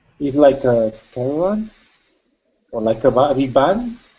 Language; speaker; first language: English; non-native, fluent; Spanish